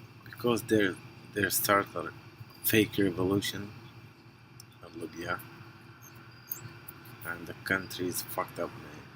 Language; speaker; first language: English; non-native, fluent; Arabic